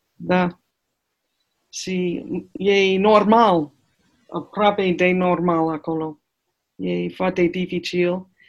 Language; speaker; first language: Romanian; non-native, learner; English